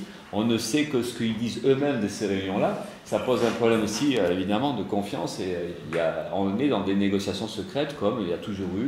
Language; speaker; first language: French; native; French